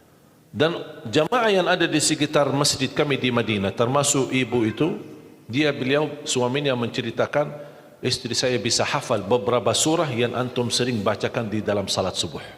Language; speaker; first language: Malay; non-native, fluent; Arabic